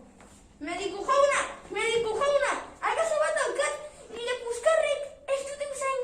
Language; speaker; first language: Basque; non-native, learner; Spanish